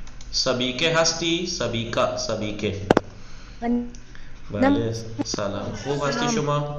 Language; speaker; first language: Persian; non-native, fluent; Urdu